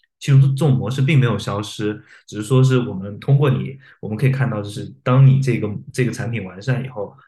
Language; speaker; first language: Chinese; native; Chinese